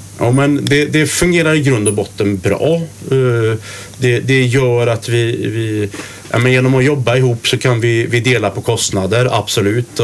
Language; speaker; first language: Swedish; native; Swedish